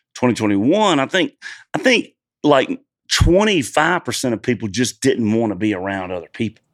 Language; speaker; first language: English; native; English